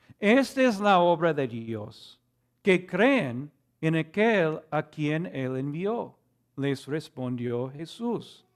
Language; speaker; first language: Spanish; non-native, fluent; English